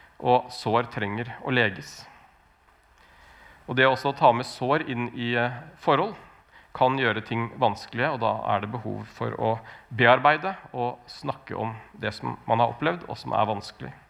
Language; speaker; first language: Norwegian; native; Norwegian